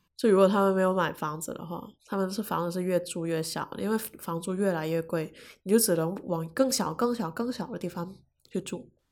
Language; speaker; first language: Chinese; non-native, local second language; Cantonese